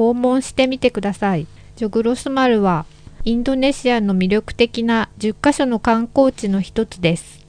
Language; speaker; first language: Japanese; non-native, fluent; Indonesian